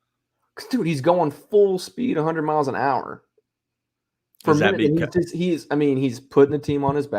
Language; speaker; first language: English; native; English